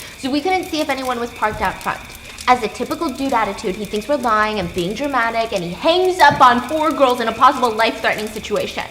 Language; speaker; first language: English; native; English